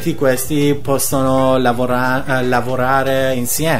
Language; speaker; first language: Italian; non-native, learner; Persian